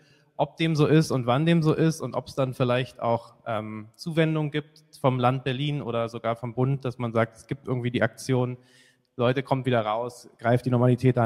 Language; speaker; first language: German; native; German